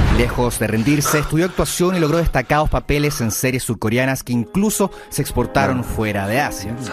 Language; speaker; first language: Spanish; native; Spanish